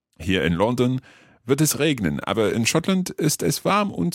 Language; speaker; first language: German; non-native, fluent; English